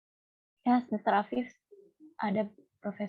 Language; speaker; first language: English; non-native, learner; Indonesian